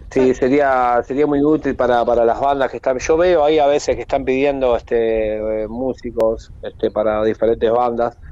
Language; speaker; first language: Spanish; native; Spanish